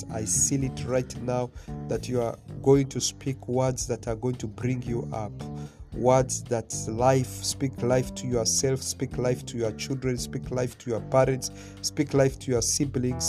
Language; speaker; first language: English; non-native, local second language; Swahili